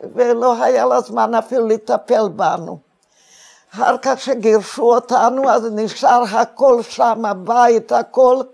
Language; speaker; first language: Hebrew; non-native, fluent; Hungarian